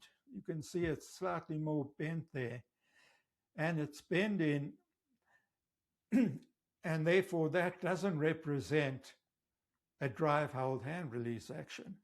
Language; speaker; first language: English; native; English